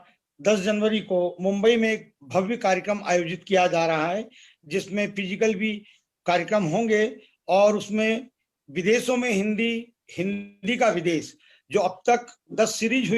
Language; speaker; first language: Hindi; native; Hindi